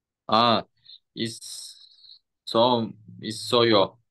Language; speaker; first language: Korean; non-native, learner; Kyrgyz